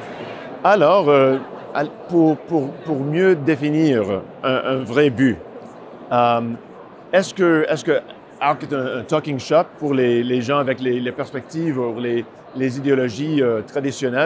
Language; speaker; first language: French; non-native, local second language; English